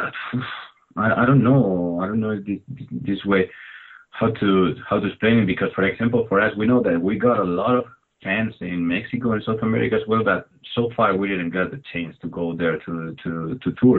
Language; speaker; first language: English; non-native, fluent; Spanish